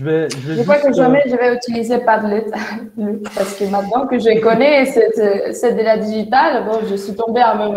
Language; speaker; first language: French; non-native, fluent; Spanish